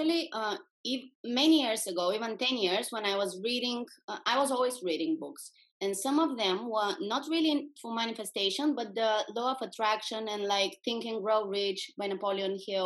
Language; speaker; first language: English; non-native, fluent; Bulgarian